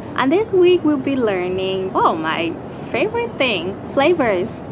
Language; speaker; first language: English; non-native, fluent; Thai